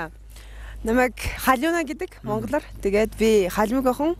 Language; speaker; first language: Mongolian; non-native, learner; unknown